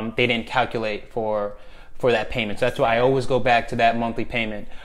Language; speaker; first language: English; native; English